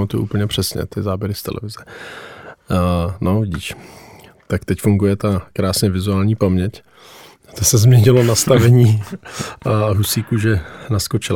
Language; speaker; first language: Czech; native; Czech